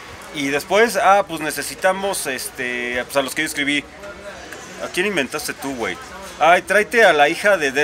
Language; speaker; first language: Spanish; native; Spanish